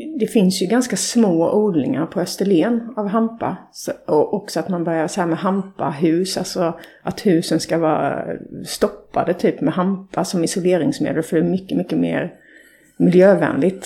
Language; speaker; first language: Swedish; native; Swedish